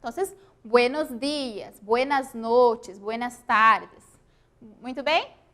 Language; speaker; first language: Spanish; non-native, fluent; Portuguese